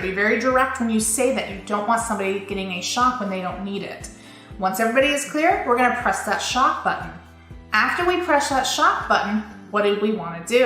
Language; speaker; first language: English; native; English